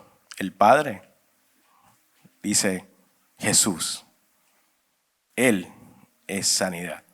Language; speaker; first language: Spanish; native; Spanish